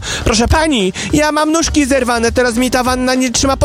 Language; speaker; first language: Polish; native; Polish